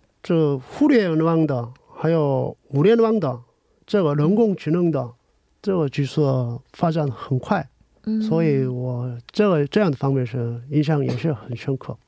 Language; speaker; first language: Chinese; non-native, learner; Korean